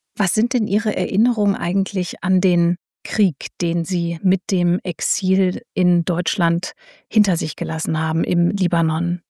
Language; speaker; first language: German; native; German